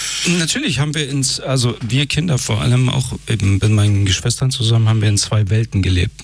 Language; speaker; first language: German; early bilingual, other home language; Persian